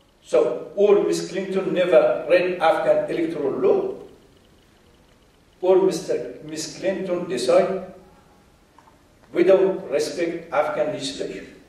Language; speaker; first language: English; non-native, fluent; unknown